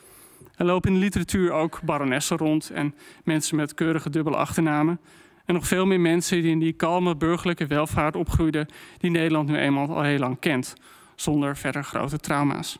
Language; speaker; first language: Dutch; native; Dutch